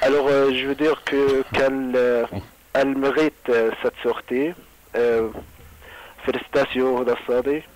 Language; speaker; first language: French; non-native, fluent; Arabic